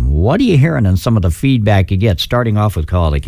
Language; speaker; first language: English; native; English